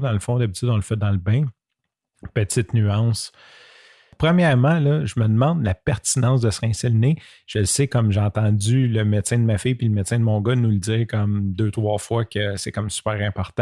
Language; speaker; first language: French; native; French